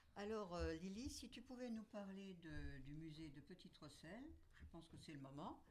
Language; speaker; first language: French; native; French